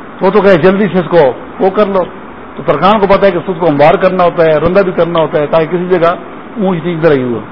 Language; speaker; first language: Urdu; non-native, local second language; Pashto